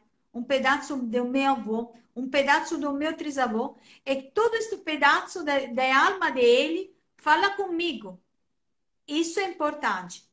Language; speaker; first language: Portuguese; non-native, fluent; Italian